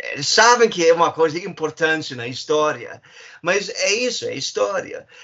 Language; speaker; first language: Portuguese; non-native, fluent; German